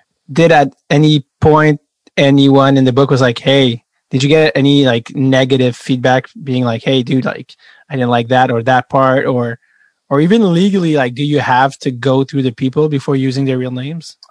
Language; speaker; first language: English; non-native, fluent; French